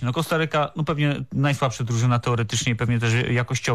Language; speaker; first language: Polish; native; Polish